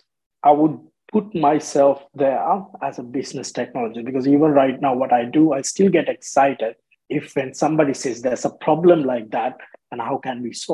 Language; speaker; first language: English; non-native, local second language; Sinhala